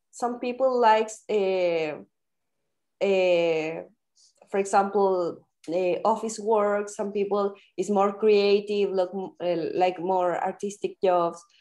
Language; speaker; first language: English; non-native, fluent; Spanish